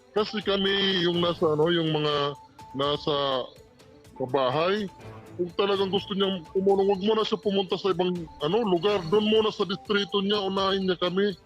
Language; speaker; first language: Filipino; non-native, local second language; Waray